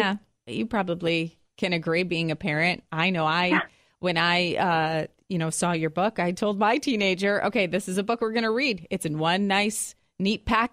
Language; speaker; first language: English; native; English